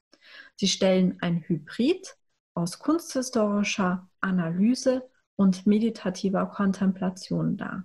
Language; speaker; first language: German; native; German